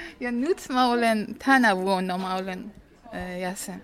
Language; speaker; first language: Finnish; non-native, learner; Persian